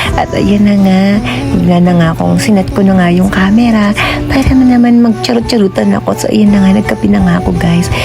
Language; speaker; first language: Filipino; native; Filipino